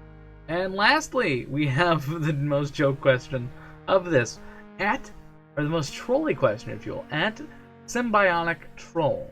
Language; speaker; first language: English; native; English